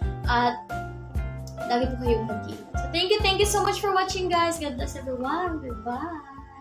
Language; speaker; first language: English; non-native, local second language; Filipino